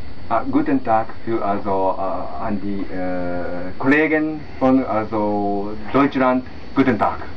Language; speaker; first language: German; non-native, fluent; Japanese